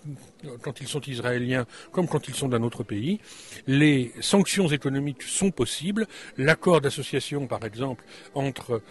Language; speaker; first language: French; native; French